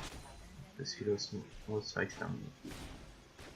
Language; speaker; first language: French; native; French